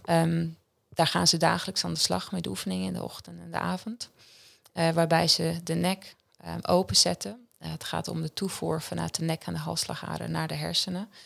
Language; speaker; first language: Dutch; non-native, fluent; Swiss German